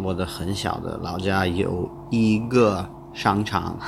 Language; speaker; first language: Chinese; non-native, learner; English